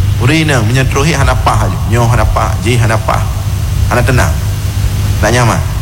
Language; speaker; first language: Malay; non-native, local second language; Achinese